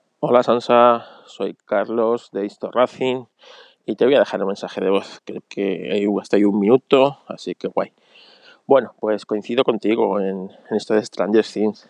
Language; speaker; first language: Spanish; native; Spanish